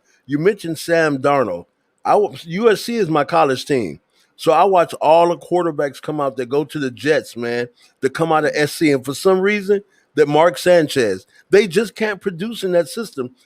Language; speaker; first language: English; native; English